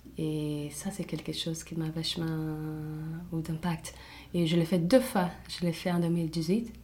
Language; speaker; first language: French; non-native, fluent; Portuguese